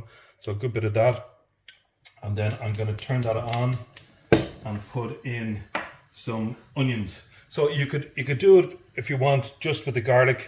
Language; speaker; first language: English; native; English